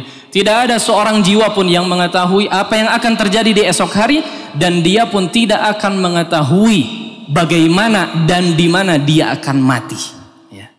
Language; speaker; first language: Indonesian; native; Indonesian